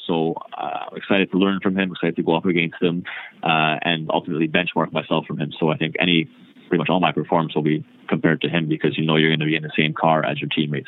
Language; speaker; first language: English; native; English